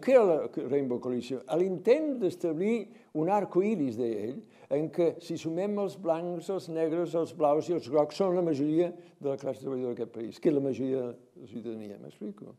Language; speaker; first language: Catalan; native; Catalan